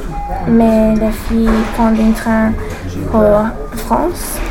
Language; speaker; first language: French; non-native, learner; English